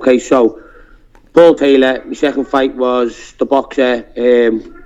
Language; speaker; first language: English; native; English